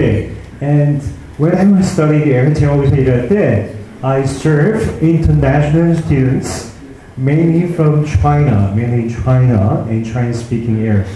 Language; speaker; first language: English; non-native, fluent; Korean